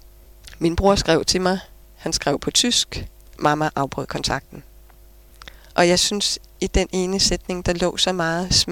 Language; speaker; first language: Danish; native; Danish